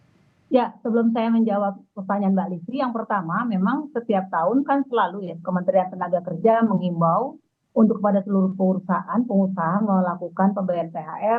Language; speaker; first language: Indonesian; native; Indonesian